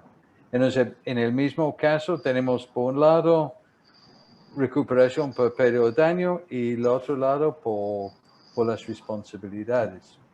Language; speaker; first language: Spanish; non-native, fluent; English